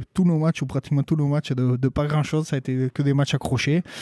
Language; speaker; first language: French; native; French